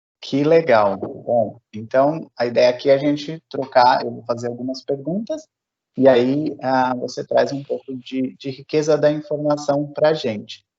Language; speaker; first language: Portuguese; native; Portuguese